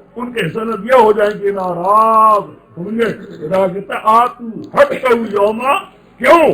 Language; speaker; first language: Urdu; non-native, local second language; Pashto